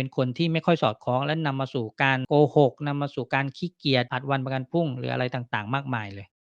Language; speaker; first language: Thai; native; Thai